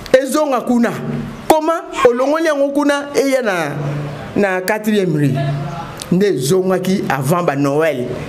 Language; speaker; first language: Lingala; native; Lingala